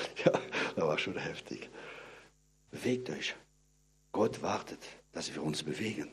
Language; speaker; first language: German; non-native, fluent; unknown